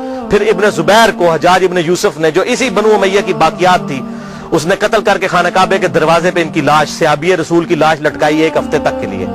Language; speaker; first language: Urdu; non-native, local second language; Punjabi